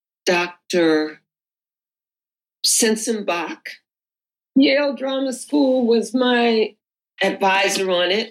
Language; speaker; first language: English; native; English